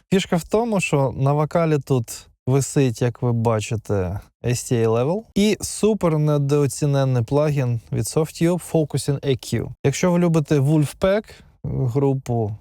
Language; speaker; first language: Ukrainian; non-native, local second language; Russian